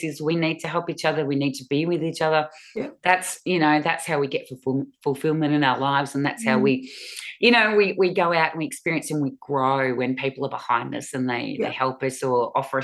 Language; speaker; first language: English; native; English